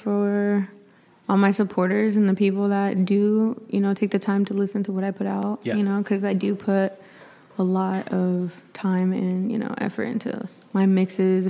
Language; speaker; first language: English; native; English